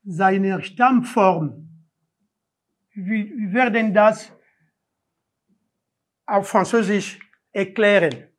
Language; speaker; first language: German; non-native, learner; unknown